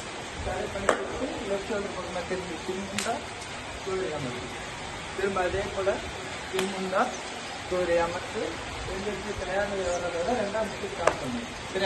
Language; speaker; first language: Tamil; native; Tamil